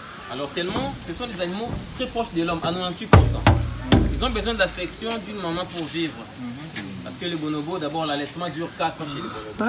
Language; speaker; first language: French; non-native, local second language; Lingala